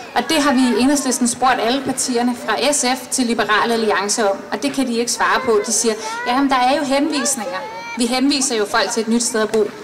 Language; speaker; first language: Danish; native; Danish